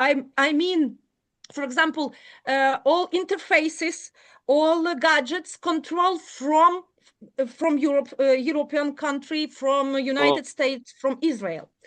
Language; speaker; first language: English; non-native, learner; Ukrainian